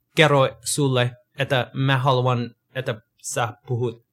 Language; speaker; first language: Finnish; non-native, learner; English